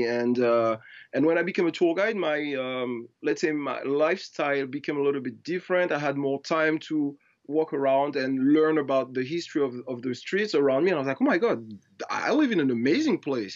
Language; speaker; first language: English; non-native, fluent; French